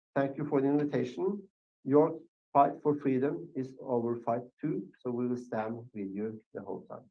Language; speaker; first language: English; non-native, fluent; Norwegian